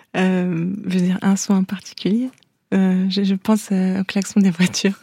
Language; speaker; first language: French; non-native, local second language; Arabic